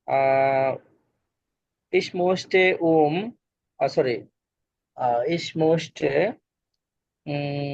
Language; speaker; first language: German; non-native, learner; Bangla